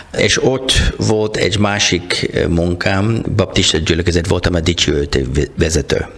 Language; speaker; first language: Hungarian; non-native, learner; English